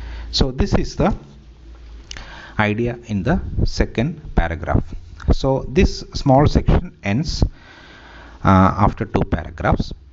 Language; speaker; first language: English; non-native, local second language; Malayalam